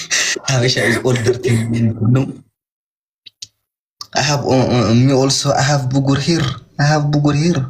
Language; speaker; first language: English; non-native, learner; Amharic